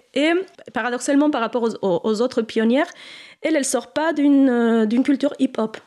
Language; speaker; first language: French; non-native, fluent; Spanish